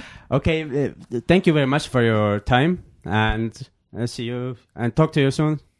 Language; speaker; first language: English; non-native, fluent; Estonian